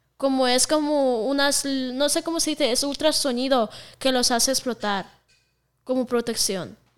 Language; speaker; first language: Spanish; non-native, fluent; Russian